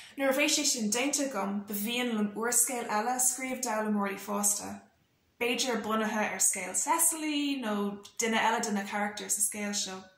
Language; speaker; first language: Irish; non-native, local second language; English